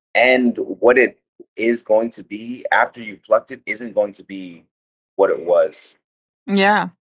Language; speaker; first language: English; native; English